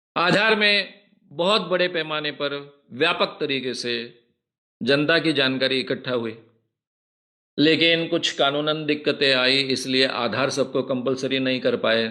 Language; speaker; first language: Hindi; non-native, local second language; Marathi